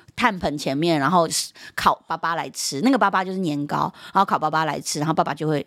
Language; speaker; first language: Chinese; early bilingual, heritage; Chinese